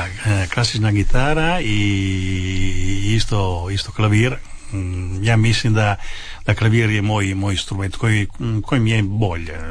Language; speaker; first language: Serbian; non-native, fluent; Italian